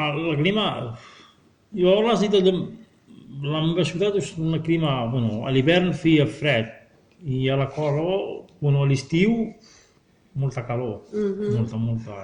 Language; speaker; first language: Catalan; non-native, learner; Arabic